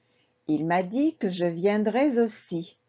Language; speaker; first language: French; non-native, fluent; Spanish